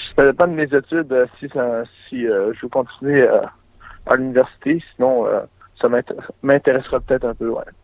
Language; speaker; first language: French; native; French